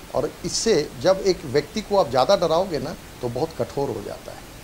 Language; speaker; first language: Hindi; native; Hindi